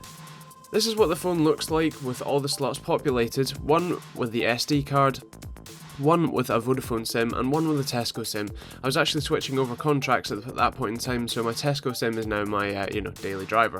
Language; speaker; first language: English; native; English